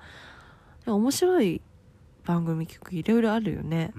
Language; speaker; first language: Japanese; native; Japanese